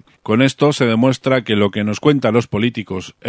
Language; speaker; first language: Spanish; native; Spanish